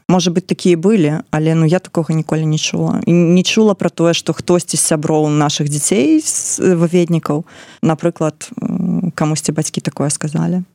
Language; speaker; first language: Belarusian; non-native, local second language; Russian